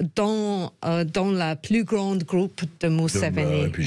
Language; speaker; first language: French; non-native, fluent; English